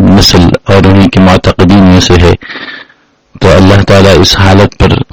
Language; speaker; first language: Urdu; non-native, fluent; Bangla